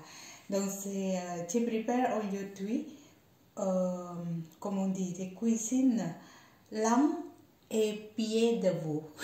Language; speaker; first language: French; non-native, learner; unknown